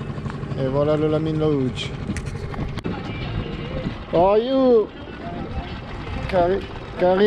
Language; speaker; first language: French; native; French